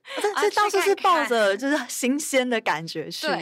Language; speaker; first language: Chinese; native; Chinese